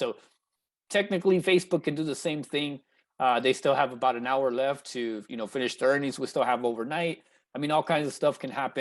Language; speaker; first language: English; native; English